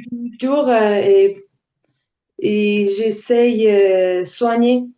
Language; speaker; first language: French; non-native, learner; Ukrainian